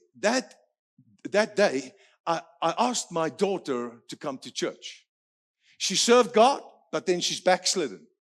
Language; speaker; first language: English; non-native, local second language; Afrikaans